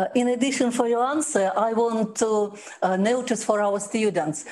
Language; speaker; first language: English; non-native, learner; Russian